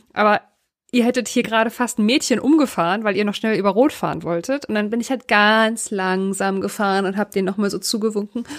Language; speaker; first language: German; native; German